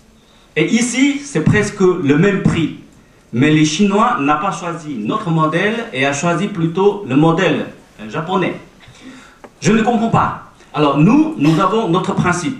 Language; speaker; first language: French; non-native, fluent; Chinese